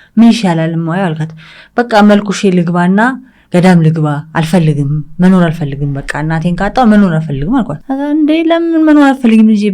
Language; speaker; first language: Amharic; early bilingual, other home language; English